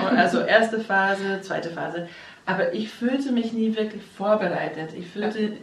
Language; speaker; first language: German; non-native, fluent; English